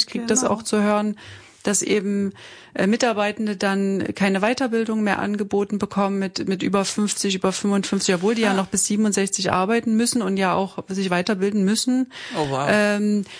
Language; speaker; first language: German; native; German